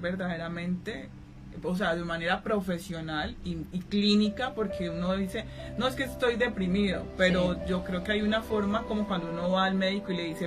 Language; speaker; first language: Spanish; native; Spanish